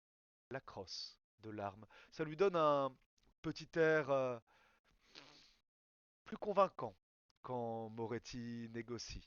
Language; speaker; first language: French; native; French